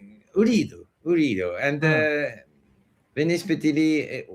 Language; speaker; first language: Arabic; non-native, learner; Spanish